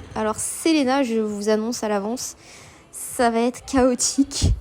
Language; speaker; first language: French; native; French